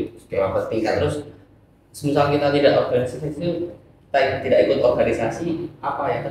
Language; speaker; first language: Indonesian; native; Indonesian